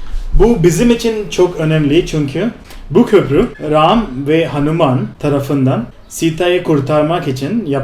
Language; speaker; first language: Turkish; non-native, fluent; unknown